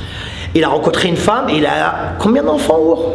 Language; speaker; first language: French; native; French